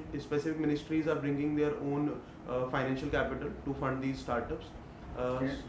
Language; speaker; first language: English; non-native, local second language; Hindi